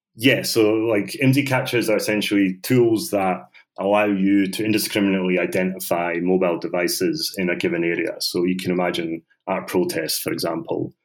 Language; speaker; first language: English; native; English